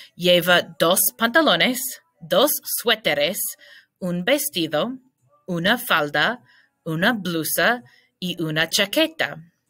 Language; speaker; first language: Spanish; non-native, fluent; English